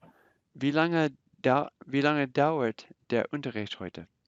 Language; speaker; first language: German; non-native, fluent; English